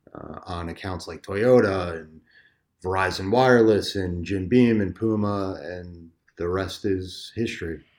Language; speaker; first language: English; native; English